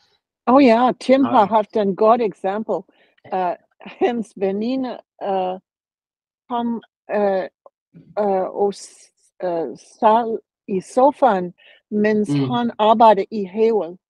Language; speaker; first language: Danish; non-native, learner; English